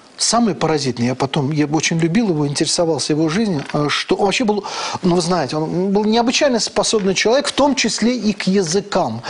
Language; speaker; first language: Russian; non-native, local second language; Azerbaijani